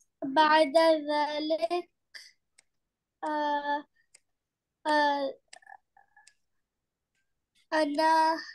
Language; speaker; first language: Arabic; non-native, learner; Urdu